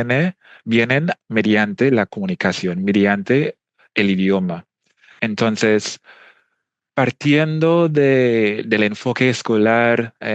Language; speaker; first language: Spanish; non-native, fluent; English